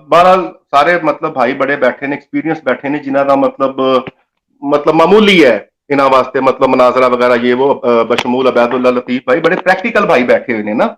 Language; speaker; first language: Urdu; non-native, local second language; Punjabi